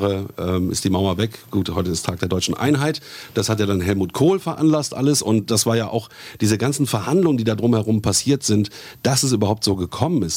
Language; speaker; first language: German; native; German